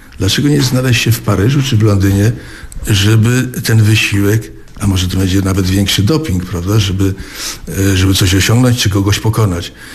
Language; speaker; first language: Polish; native; Polish